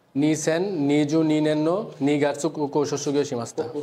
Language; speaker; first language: Japanese; non-native, learner; Bangla